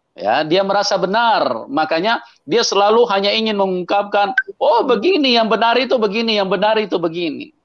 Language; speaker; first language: Indonesian; native; Indonesian